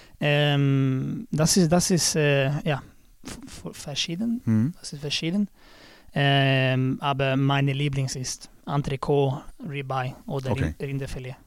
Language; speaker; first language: German; non-native, learner; Swedish